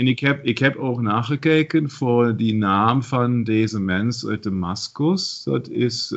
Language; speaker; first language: Dutch; non-native, learner; German